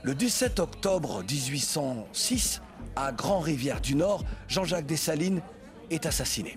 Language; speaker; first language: French; native; French